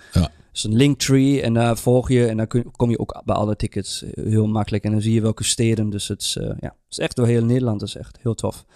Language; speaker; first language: Dutch; non-native, fluent; German